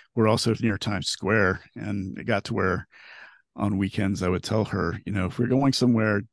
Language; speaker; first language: English; native; English